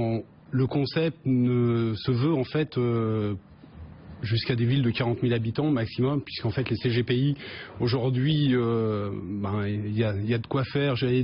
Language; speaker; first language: French; native; French